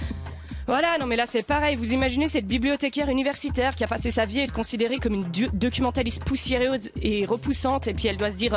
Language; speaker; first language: French; native; French